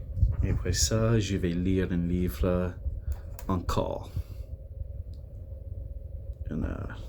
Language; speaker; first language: French; non-native, local second language; English